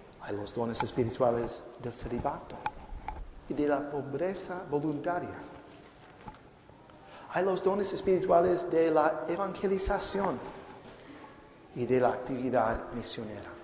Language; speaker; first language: Spanish; non-native, fluent; English